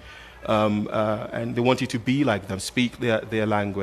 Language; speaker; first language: English; non-native, local second language; Akan